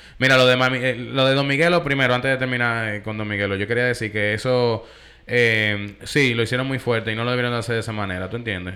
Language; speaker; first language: Spanish; early bilingual, heritage; Spanish